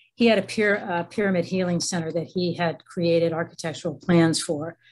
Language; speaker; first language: English; native; English